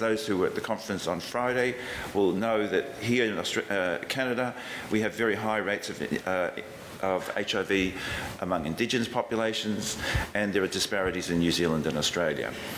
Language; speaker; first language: English; native; English